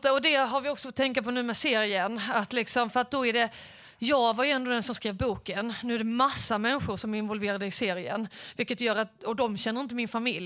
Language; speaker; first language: Swedish; native; Swedish